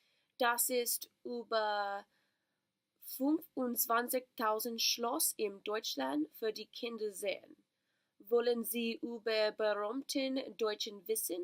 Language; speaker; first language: German; non-native, learner; English